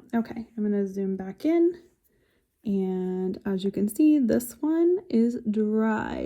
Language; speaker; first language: English; native; English